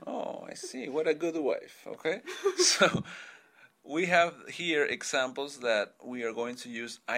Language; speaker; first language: English; non-native, fluent; Spanish